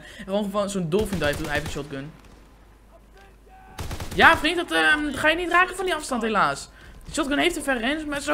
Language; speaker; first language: Dutch; native; Dutch